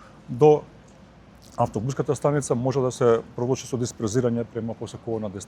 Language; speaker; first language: Macedonian; native; Macedonian